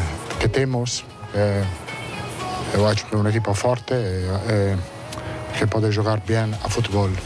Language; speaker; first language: Portuguese; non-native, fluent; Italian